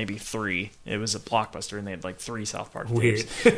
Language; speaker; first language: English; native; English